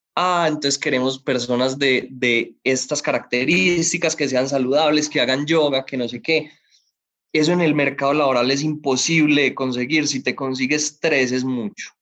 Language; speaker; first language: Spanish; native; Spanish